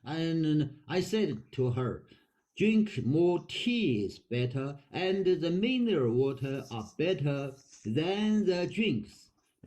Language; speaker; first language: English; non-native, learner; Chinese